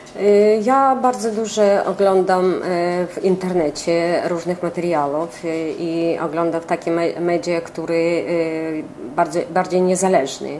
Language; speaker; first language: Polish; non-native, local second language; Ukrainian